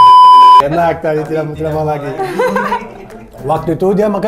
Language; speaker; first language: Indonesian; non-native, learner; Portuguese